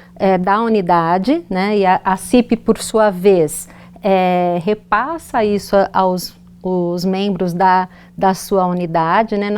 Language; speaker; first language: Portuguese; native; Portuguese